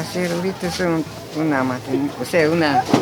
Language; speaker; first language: Spanish; non-native, local second language; Kʼicheʼ